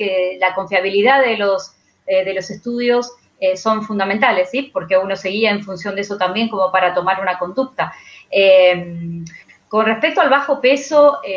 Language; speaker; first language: Spanish; native; Spanish